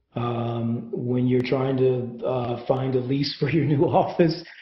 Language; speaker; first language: English; native; English